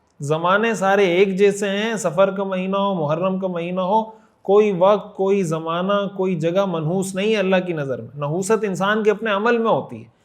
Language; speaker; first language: Urdu; native; Urdu